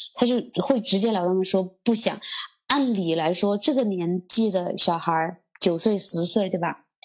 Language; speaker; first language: Chinese; native; Chinese